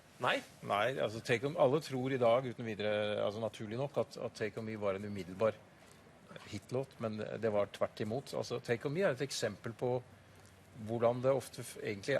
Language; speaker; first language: Norwegian; native; Norwegian